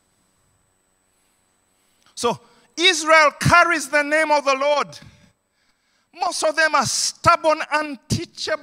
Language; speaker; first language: English; non-native, local second language; Ganda